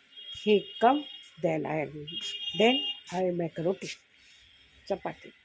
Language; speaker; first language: English; non-native, learner; Hindi